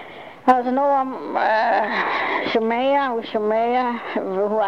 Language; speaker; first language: Hebrew; non-native, learner; Dutch